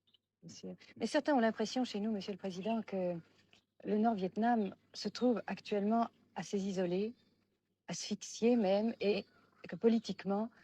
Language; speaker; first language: French; native; French